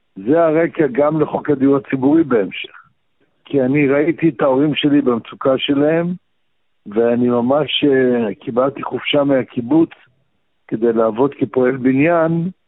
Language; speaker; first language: Hebrew; early bilingual, other home language; Arabic